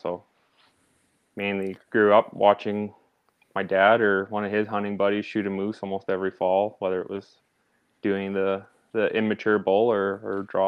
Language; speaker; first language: English; native; English